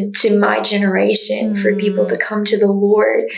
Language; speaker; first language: English; native; English